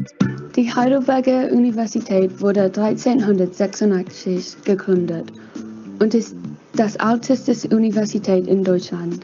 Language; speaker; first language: German; non-native, learner; English